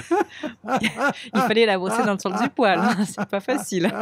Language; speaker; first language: French; native; French